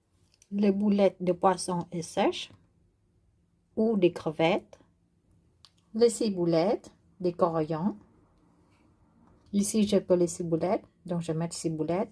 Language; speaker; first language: French; non-native, learner; Vietnamese